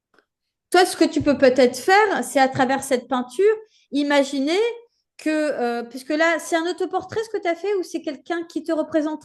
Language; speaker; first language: French; native; French